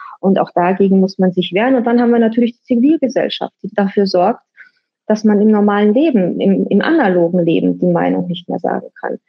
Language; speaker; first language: German; early bilingual, other home language; Romanian